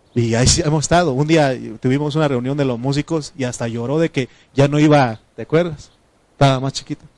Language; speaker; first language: Spanish; non-native, local second language; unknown